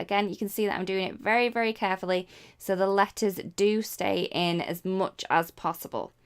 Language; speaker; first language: English; native; English